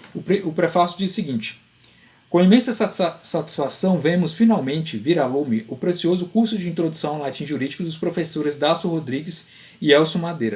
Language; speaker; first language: Portuguese; native; Portuguese